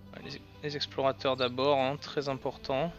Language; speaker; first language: French; native; French